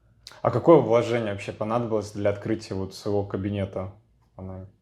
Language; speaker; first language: Russian; native; Russian